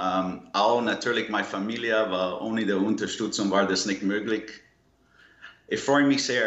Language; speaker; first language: German; non-native, learner; English